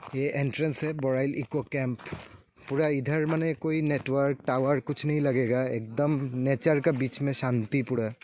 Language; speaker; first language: Hindi; non-native, local second language; Bangla